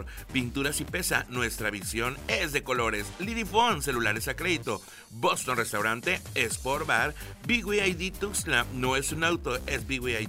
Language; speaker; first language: Spanish; native; Spanish